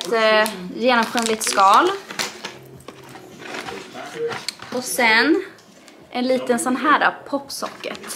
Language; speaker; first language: Swedish; native; Swedish